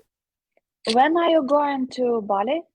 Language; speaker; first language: English; non-native, learner; Ukrainian